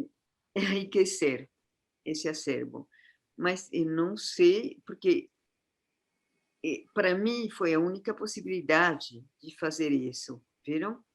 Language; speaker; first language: Portuguese; non-native, fluent; Spanish